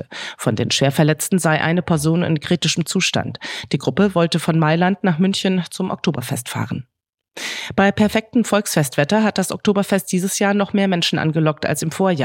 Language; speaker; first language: German; native; German